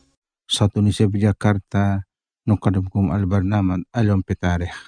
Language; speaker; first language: Arabic; non-native, fluent; Indonesian